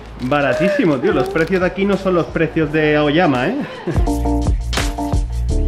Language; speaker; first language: Spanish; native; Spanish